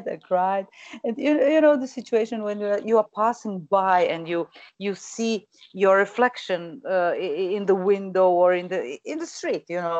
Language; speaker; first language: English; non-native, fluent; Croatian